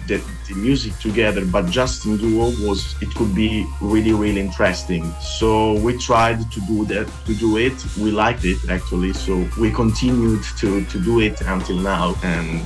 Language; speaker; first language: English; non-native, fluent; Italian